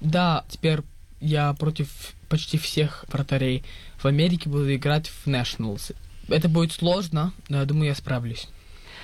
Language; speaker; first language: Russian; early bilingual, heritage; Russian